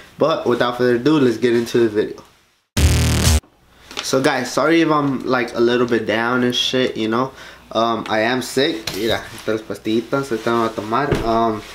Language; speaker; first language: English; early bilingual, other home language; Spanish